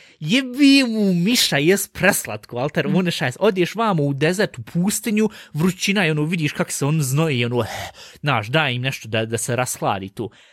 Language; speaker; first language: Bosnian; early bilingual, heritage; Bosnian